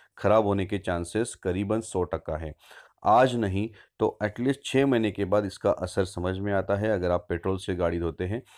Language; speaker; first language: Hindi; non-native, local second language; Marathi